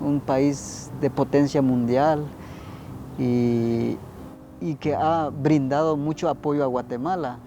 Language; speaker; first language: Spanish; native; Spanish